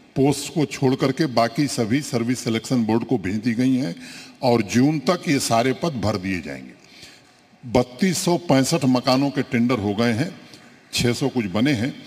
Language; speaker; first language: Hindi; native; Hindi